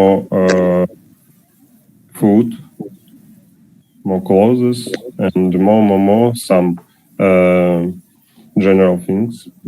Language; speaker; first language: English; non-native, learner; Russian